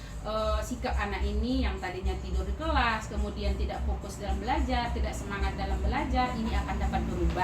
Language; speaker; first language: Indonesian; native; Indonesian